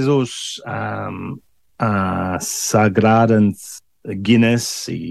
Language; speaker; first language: Catalan; non-native, learner; English